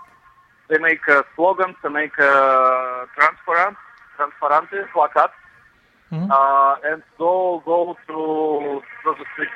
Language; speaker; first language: English; non-native, learner; Russian